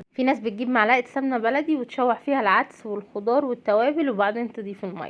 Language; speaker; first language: Arabic; native; Arabic